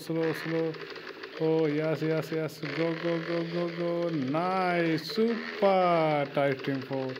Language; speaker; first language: English; non-native, learner; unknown